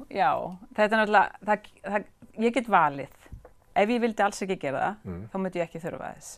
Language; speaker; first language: Icelandic; native; Icelandic